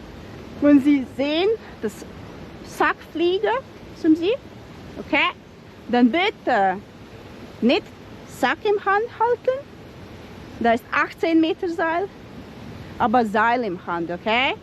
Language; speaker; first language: German; non-native, learner; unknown